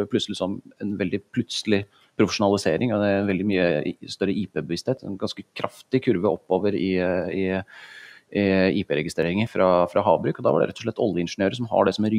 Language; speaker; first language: Norwegian; native; Norwegian